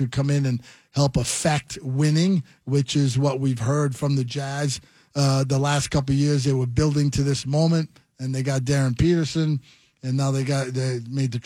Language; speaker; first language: English; native; English